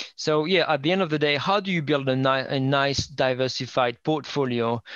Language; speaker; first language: English; non-native, fluent; French